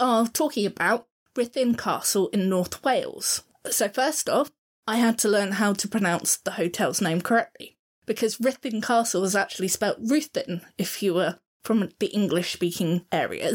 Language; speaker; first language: English; native; English